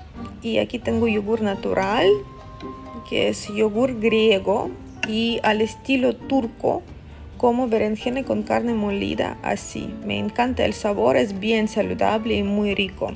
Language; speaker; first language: Spanish; non-native, fluent; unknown